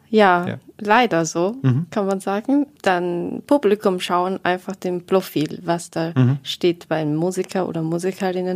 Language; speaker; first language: German; non-native, learner; Japanese